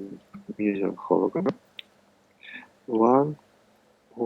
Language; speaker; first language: English; non-native, learner; Russian